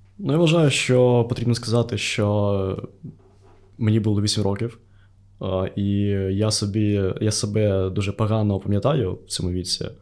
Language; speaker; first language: Ukrainian; non-native, local second language; Russian